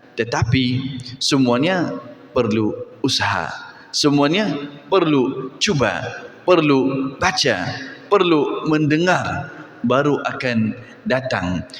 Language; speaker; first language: Malay; non-native, fluent; Arabic